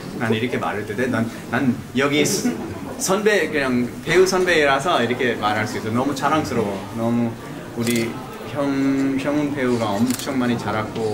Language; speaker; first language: Korean; early bilingual, heritage; English